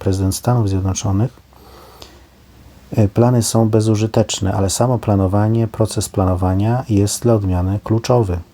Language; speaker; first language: Polish; native; Polish